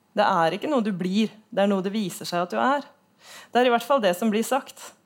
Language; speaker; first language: Norwegian; native; Norwegian